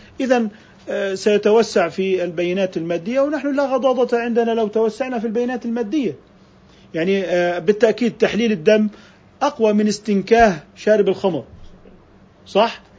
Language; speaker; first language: Arabic; native; Arabic